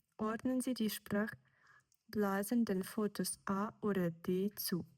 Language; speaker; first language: German; non-native, fluent; Ukrainian